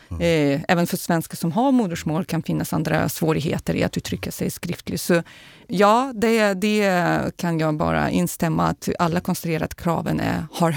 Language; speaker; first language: Swedish; non-native, fluent; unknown